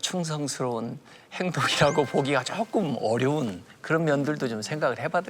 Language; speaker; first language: Korean; native; Korean